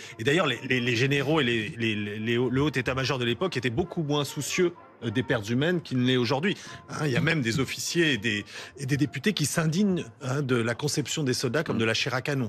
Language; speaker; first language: French; native; French